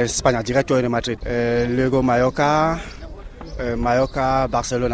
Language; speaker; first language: Spanish; non-native, fluent; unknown